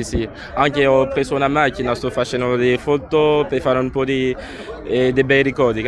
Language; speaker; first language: Italian; non-native, learner; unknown